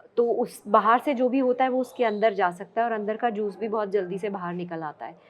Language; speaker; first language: Hindi; native; Hindi